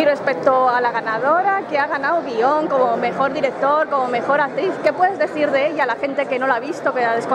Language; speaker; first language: Spanish; native; Spanish